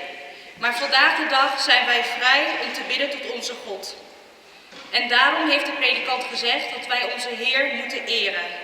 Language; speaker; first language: Dutch; early bilingual, other home language; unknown